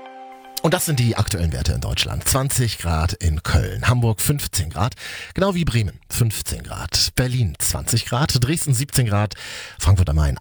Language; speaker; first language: German; native; German